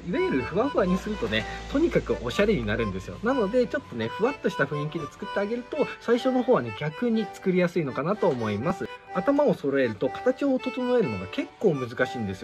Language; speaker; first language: Japanese; native; Japanese